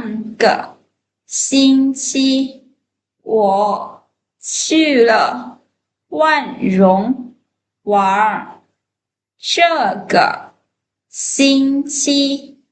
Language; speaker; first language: Chinese; non-native, fluent; Lao